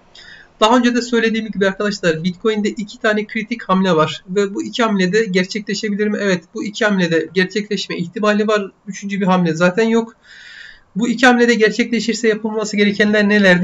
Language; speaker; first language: Turkish; native; Turkish